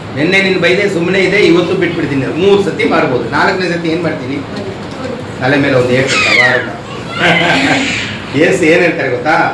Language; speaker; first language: Kannada; non-native, local second language; Telugu